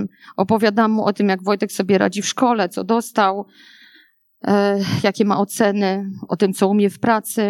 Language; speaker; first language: Polish; native; Polish